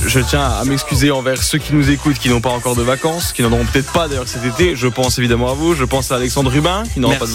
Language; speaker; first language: French; native; French